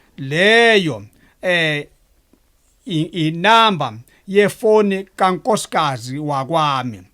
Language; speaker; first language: Zulu; native; Zulu